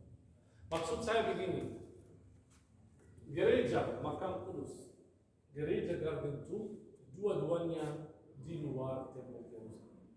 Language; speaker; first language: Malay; non-native, fluent; Arabic